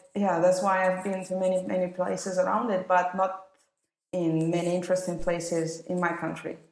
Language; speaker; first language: English; non-native, fluent; Russian